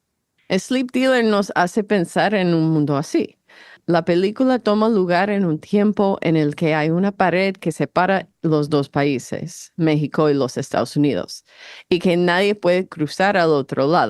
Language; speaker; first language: Spanish; non-native, fluent; English